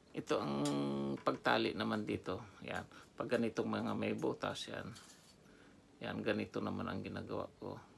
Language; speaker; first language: Filipino; non-native, local second language; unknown